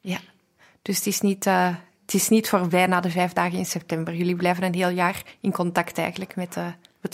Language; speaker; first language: Dutch; native; Dutch